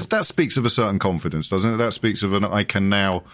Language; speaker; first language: English; native; English